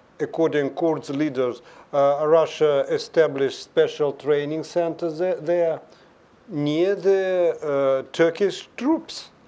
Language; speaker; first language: English; non-native, fluent; Russian